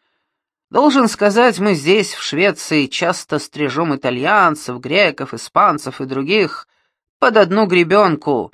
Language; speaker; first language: Russian; native; Russian